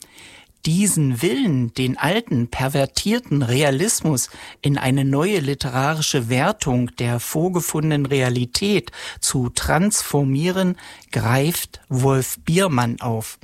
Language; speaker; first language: German; native; German